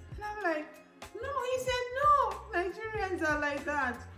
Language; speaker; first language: English; non-native, local second language; Igbo